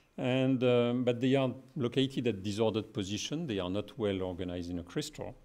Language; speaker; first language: English; non-native, fluent; French